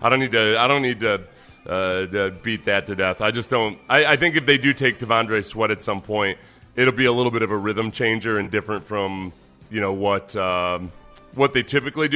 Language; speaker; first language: English; native; English